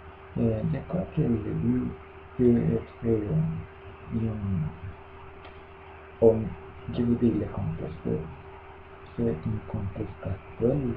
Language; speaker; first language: French; non-native, learner; Spanish